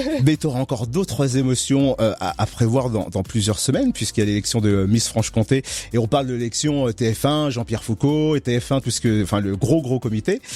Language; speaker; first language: French; native; French